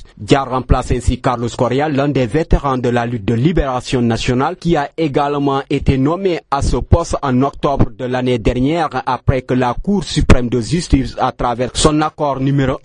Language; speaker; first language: French; non-native, fluent; Portuguese